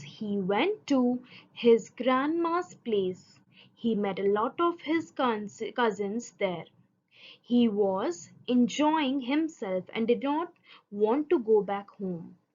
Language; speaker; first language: English; non-native, local second language; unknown